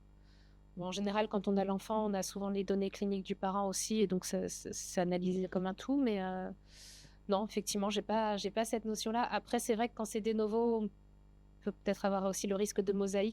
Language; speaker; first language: French; native; French